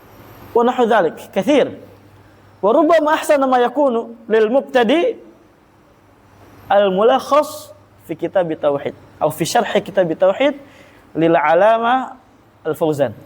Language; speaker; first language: Arabic; non-native, fluent; Indonesian